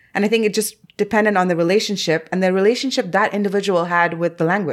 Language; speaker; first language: English; non-native, local second language; Tamil